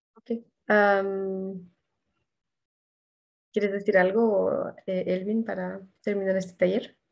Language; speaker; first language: Spanish; non-native, fluent; French